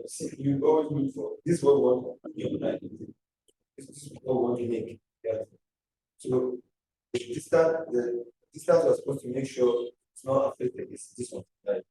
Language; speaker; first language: English; non-native, learner; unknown